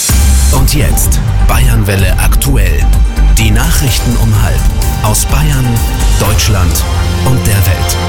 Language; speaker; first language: German; native; German